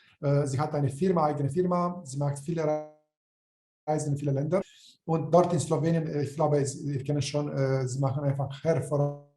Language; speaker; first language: German; non-native, fluent; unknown